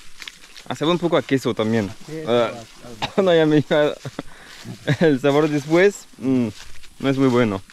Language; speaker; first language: Spanish; non-native, learner; French